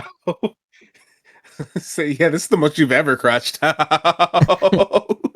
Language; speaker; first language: English; native; English